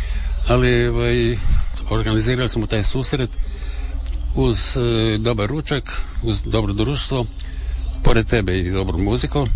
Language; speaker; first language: Serbian; native; Serbian